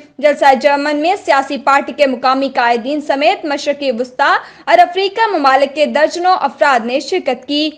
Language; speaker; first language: Urdu; native; Urdu